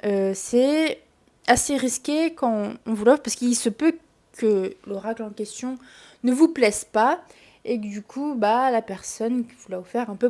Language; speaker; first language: French; native; French